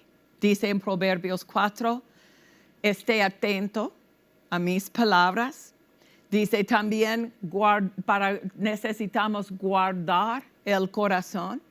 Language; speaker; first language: Spanish; non-native, fluent; English